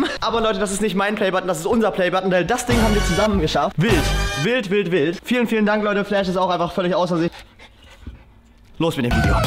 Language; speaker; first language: German; native; German